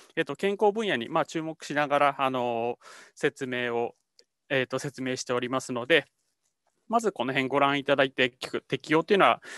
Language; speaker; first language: Japanese; native; Japanese